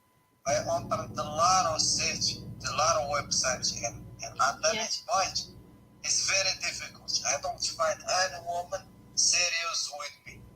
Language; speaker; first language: English; non-native, learner; Arabic